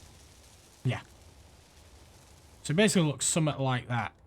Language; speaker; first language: English; native; English